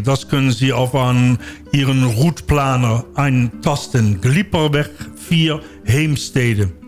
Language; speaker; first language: German; non-native, learner; Dutch